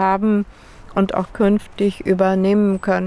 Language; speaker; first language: German; native; German